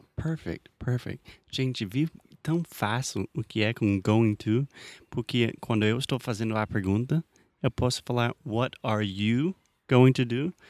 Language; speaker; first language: Portuguese; non-native, fluent; English